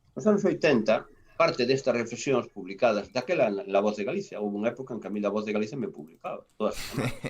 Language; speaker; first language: Galician; non-native, local second language; Spanish